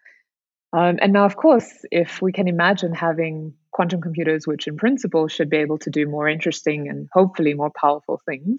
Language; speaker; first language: English; native; English